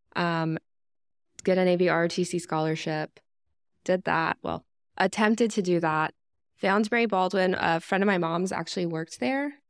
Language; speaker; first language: English; native; English